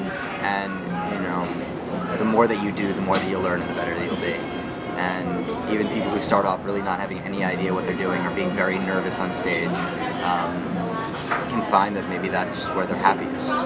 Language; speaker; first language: English; early bilingual, other home language; Hebrew